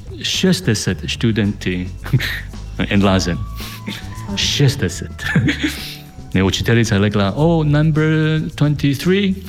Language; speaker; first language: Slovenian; non-native, learner; Chinese